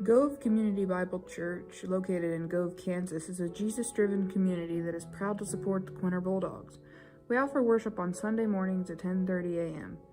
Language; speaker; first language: English; native; English